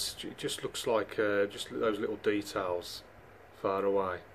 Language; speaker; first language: English; native; English